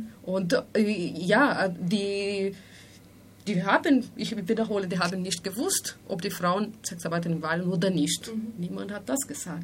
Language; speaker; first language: German; non-native, fluent; Spanish